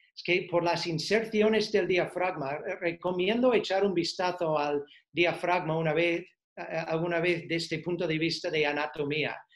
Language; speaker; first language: Spanish; non-native, fluent; English